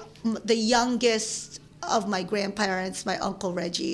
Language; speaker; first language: English; early bilingual, other home language; Filipino